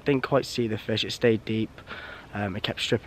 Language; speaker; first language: English; native; English